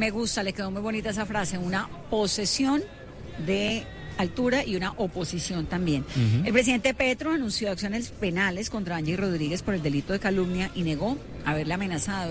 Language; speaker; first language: Spanish; native; Spanish